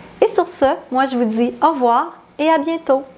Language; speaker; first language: French; native; French